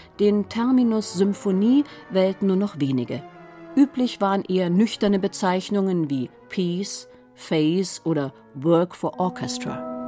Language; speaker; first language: German; native; German